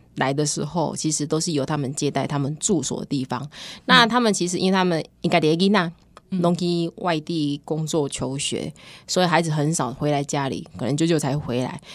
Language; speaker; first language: Chinese; native; Chinese